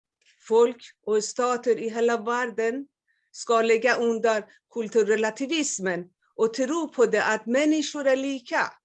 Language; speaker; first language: Swedish; non-native, fluent; Persian